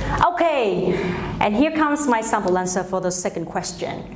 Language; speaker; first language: English; non-native, fluent; Vietnamese